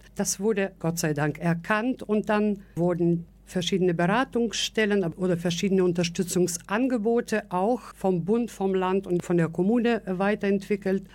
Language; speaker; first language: German; non-native, fluent; Bulgarian